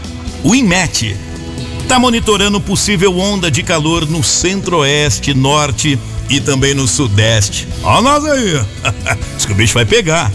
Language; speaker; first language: Portuguese; native; Portuguese